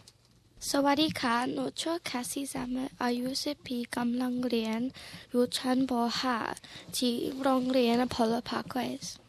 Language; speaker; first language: Thai; early bilingual, heritage; Thai